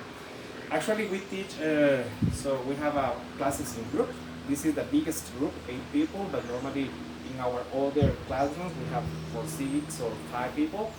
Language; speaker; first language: English; non-native, fluent; Spanish